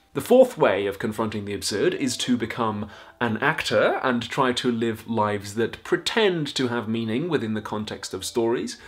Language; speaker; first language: English; native; English